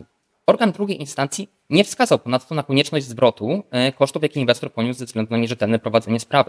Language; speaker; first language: Polish; native; Polish